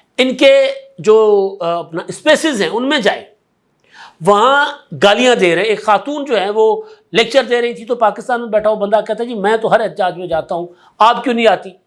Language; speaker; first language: Urdu; non-native, local second language; Sindhi